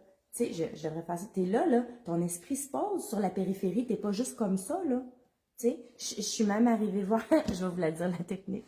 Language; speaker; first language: French; native; French